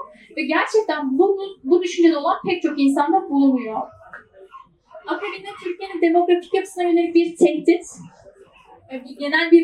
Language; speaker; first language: Turkish; native; Turkish